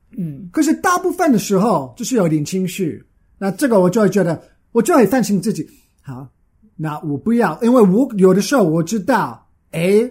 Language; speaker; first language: Chinese; non-native, fluent; English